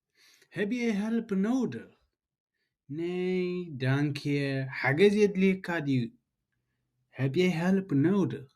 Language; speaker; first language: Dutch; non-native, fluent; Tigrinya